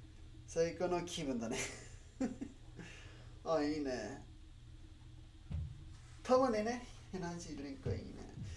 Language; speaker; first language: Japanese; non-native, learner; Spanish